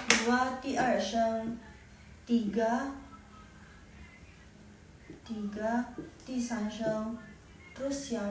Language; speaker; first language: Chinese; non-native, fluent; Indonesian